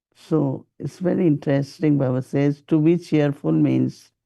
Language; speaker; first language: English; non-native, local second language; Hindi